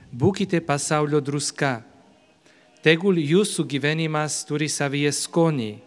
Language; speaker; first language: Lithuanian; non-native, fluent; Slovak